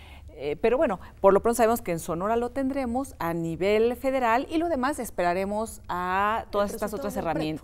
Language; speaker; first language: Spanish; native; Spanish